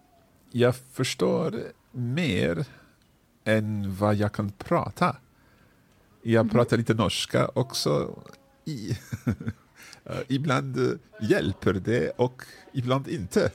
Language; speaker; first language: Swedish; non-native, learner; English